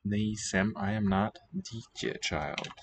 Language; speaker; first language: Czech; non-native, learner; English